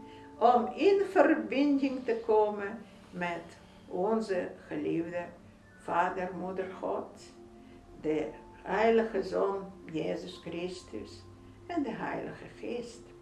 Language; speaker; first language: Dutch; non-native, fluent; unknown